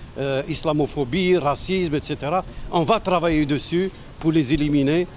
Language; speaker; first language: French; non-native, local second language; Arabic